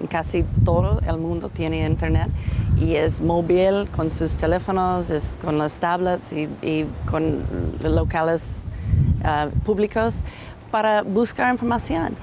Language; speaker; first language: Spanish; non-native, learner; English